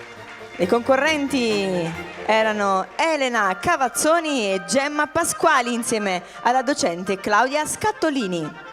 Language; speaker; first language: Italian; native; Italian